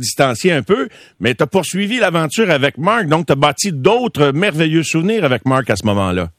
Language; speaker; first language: French; native; French